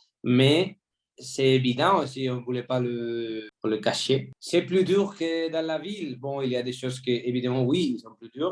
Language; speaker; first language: French; non-native, fluent; Spanish